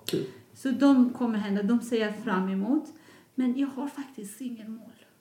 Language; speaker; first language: Swedish; non-native, fluent; Persian